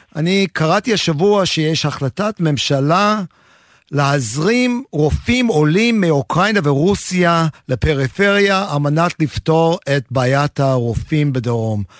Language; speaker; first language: Hebrew; non-native, fluent; English